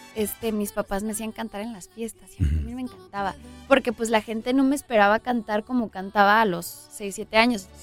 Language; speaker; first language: Spanish; native; Spanish